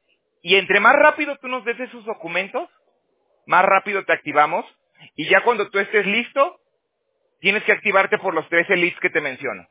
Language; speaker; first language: Spanish; native; Spanish